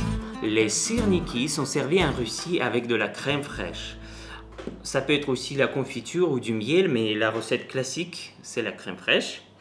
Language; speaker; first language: French; non-native, fluent; Russian